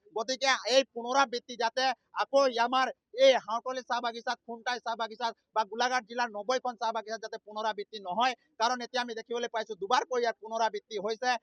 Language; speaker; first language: Assamese; non-native, local second language; Sadri